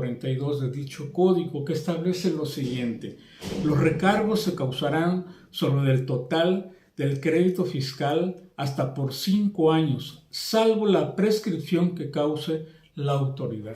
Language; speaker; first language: Spanish; native; Spanish